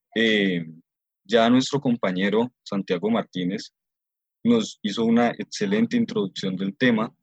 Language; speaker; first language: Spanish; non-native, fluent; Russian